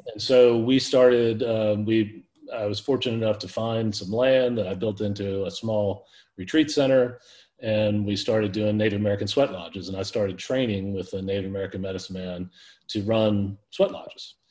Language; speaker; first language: English; native; English